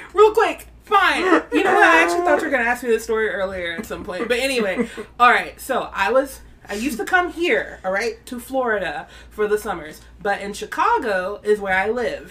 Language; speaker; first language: English; native; English